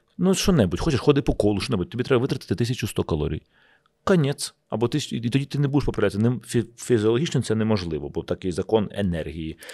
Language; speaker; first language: Ukrainian; native; Ukrainian